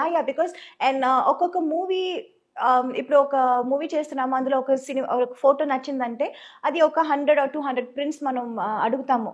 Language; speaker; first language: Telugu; non-native, local second language; Tamil